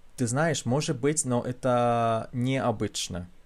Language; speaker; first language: Russian; non-native, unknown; Spanish